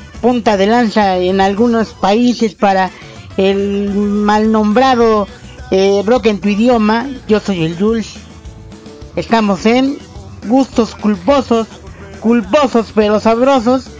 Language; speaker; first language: Spanish; native; Spanish